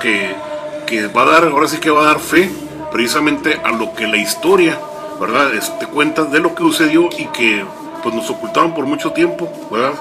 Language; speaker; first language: Spanish; native; Spanish